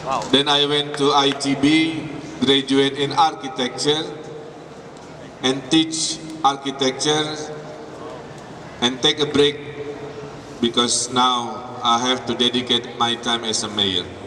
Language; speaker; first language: English; non-native, fluent; Indonesian